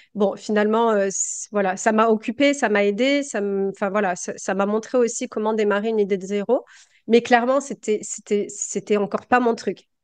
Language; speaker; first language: French; native; French